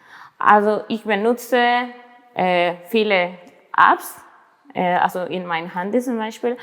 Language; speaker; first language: German; non-native, learner; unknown